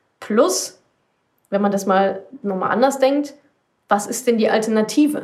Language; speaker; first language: German; native; German